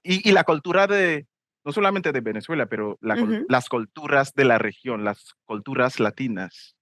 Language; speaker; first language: Spanish; non-native, fluent; English